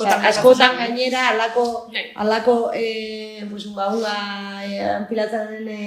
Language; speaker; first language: Basque; native; Basque